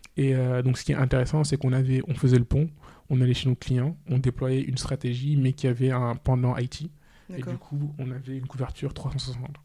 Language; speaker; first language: French; non-native, local second language; Wolof